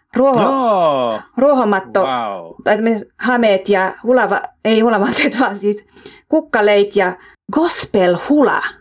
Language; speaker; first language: Finnish; early bilingual, heritage; Finnish